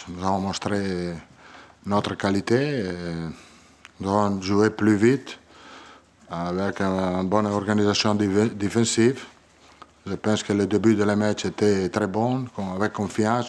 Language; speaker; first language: French; non-native, learner; Italian